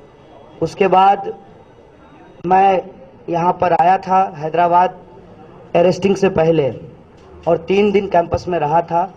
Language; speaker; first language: Hindi; native; Hindi